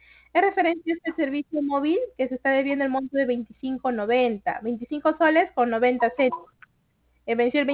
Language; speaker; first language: Spanish; native; Spanish